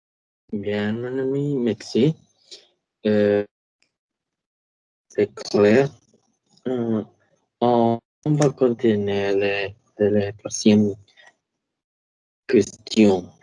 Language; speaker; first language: French; non-native, learner; Spanish